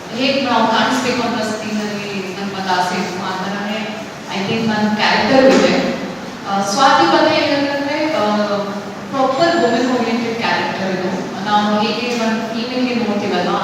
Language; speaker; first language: Kannada; non-native, fluent; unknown